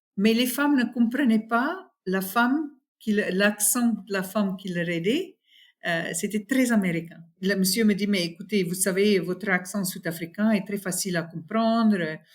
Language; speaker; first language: French; non-native, fluent; Afrikaans